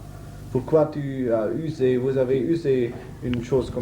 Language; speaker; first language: French; non-native, learner; German